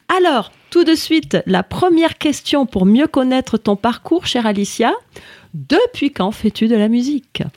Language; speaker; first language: French; native; French